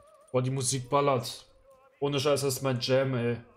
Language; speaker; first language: German; native; German